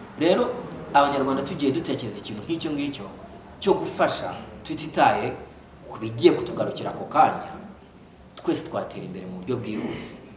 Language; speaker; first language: Kinyarwanda; native; Kinyarwanda